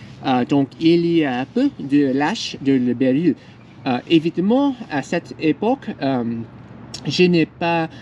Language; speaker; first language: French; non-native, learner; English